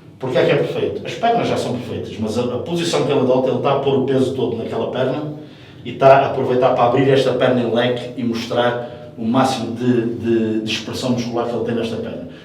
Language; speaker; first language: Portuguese; early bilingual, heritage; English